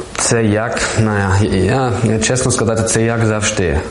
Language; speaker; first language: Ukrainian; non-native, learner; German